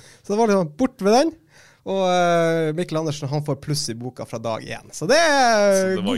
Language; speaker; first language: Norwegian; native; Norwegian